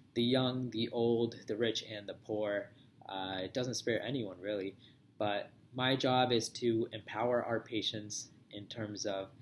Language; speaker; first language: English; native; English